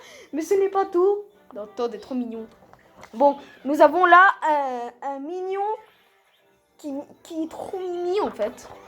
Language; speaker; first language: French; native; French